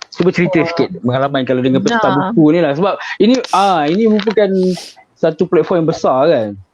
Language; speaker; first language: Malay; native; Malay